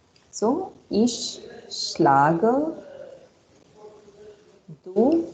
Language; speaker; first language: German; non-native, fluent; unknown